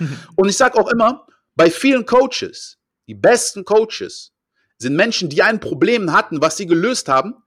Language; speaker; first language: German; early bilingual, other home language; French